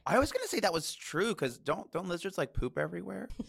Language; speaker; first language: English; native; English